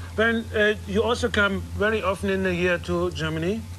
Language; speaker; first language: English; non-native, learner; German